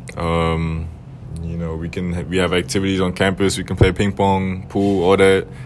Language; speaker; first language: English; non-native, fluent; German